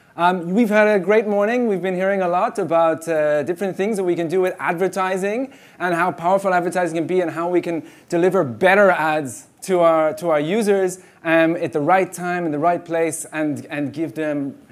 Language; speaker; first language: English; native; English